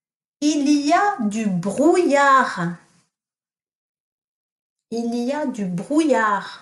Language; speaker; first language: French; non-native, fluent; English